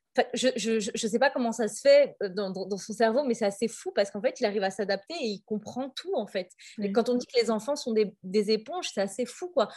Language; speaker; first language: French; native; French